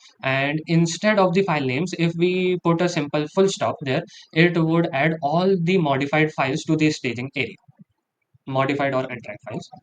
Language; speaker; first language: English; non-native, local second language; Hindi